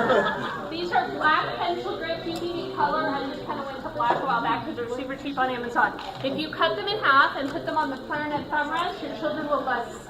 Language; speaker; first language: English; native; English